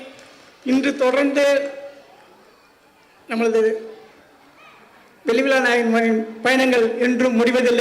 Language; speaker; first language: Tamil; native; Tamil